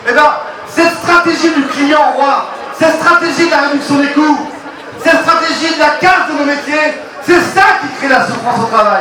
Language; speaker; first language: French; native; French